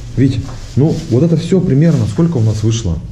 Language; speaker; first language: Russian; native; Russian